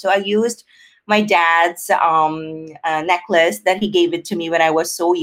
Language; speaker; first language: English; non-native, local second language; Filipino